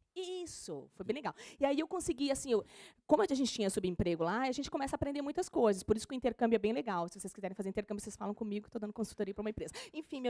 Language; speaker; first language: Portuguese; native; Portuguese